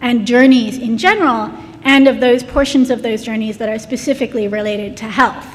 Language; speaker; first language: English; native; English